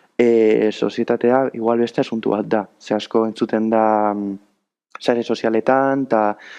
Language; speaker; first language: Basque; native; Basque